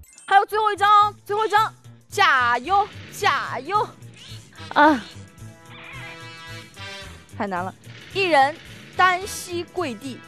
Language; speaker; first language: Chinese; native; Chinese